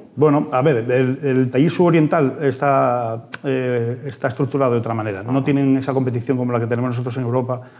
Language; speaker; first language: Spanish; native; Spanish